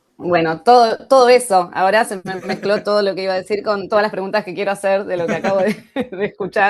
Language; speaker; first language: Spanish; native; Spanish